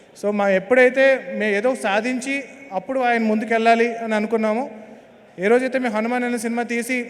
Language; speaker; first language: Telugu; native; Telugu